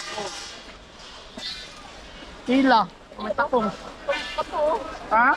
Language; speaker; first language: Filipino; native; Filipino